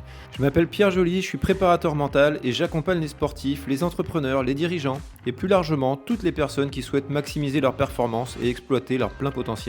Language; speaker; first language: French; native; French